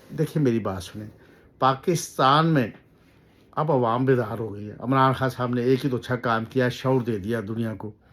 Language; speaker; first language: Urdu; native; Urdu